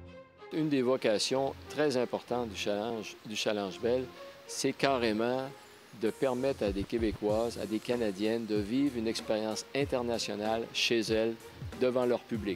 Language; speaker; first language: French; native; French